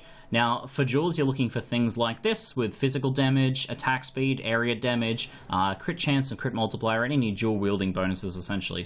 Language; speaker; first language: English; native; English